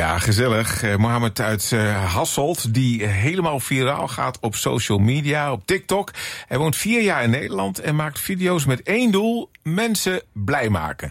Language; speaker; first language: Dutch; native; Dutch